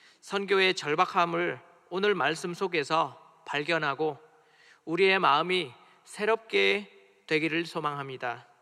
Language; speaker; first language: Korean; non-native, fluent; Vietnamese